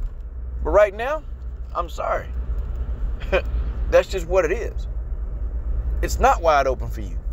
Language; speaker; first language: English; native; English